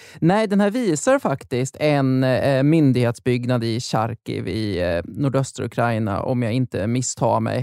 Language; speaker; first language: Swedish; native; Swedish